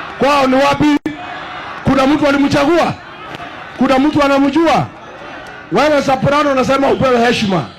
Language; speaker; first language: Swahili; non-native, local second language; Kikuyu